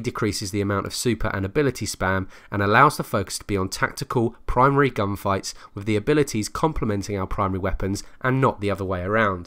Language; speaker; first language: English; native; English